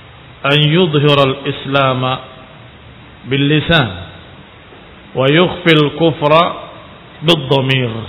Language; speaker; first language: Arabic; non-native, fluent; Indonesian